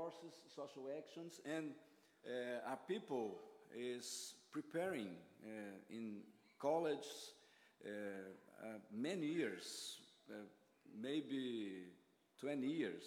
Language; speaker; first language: English; non-native, learner; Portuguese